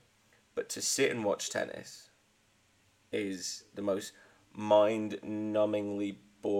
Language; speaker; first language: English; native; English